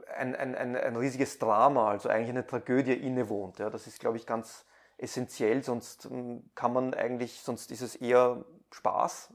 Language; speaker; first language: German; early bilingual, other home language; Persian